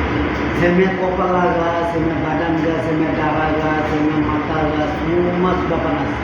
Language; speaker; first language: Indonesian; non-native, learner; Bangla